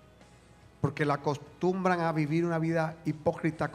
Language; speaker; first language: Spanish; native; Spanish